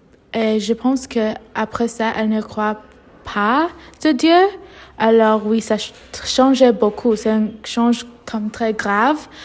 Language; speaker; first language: French; non-native, learner; English